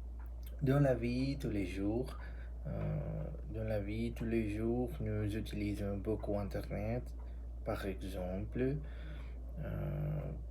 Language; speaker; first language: French; non-native, learner; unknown